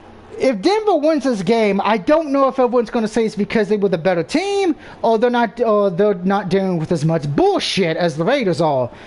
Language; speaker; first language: English; native; English